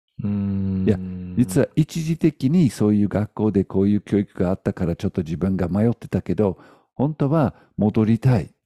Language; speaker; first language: Japanese; non-native, fluent; English